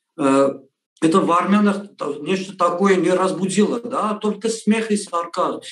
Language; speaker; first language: Russian; non-native, local second language; Armenian